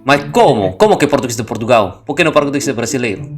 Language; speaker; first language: Portuguese; non-native, fluent; Indonesian